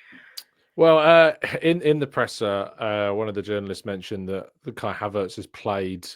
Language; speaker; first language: English; native; English